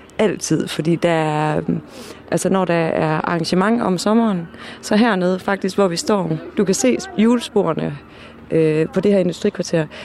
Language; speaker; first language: Danish; native; Danish